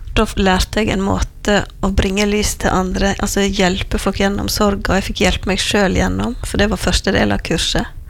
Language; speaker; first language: Norwegian; native; Norwegian